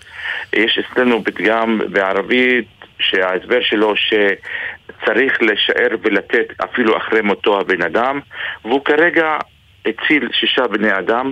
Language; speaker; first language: Hebrew; non-native, local second language; Arabic